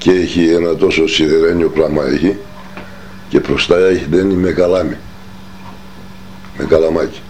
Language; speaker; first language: Greek; non-native, local second language; Turkish